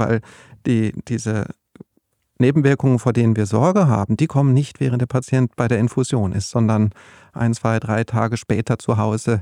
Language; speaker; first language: German; native; German